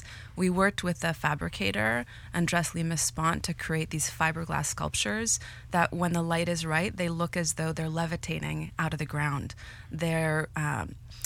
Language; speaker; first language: English; native; English